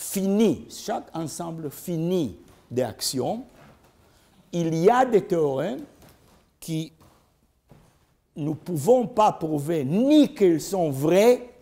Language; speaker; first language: French; non-native, learner; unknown